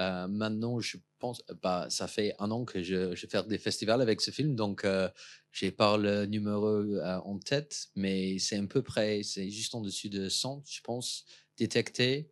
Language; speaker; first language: French; non-native, fluent; English